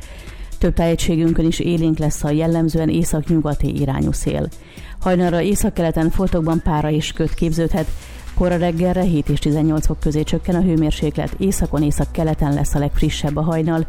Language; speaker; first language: Hungarian; native; Hungarian